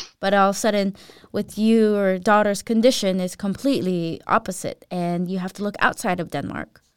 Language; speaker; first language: English; early bilingual, other home language; Filipino